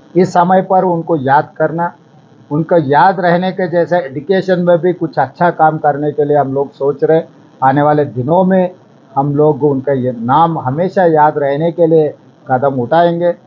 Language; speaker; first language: Hindi; non-native, local second language; Telugu